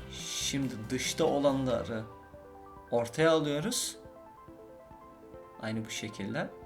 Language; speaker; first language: Turkish; early bilingual, heritage; Turkish